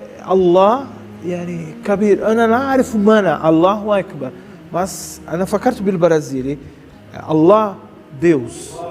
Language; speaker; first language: Arabic; non-native, learner; Portuguese